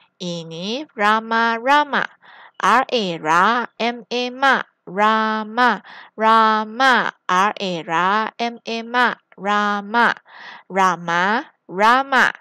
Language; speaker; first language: Malay; non-native, local second language; Chinese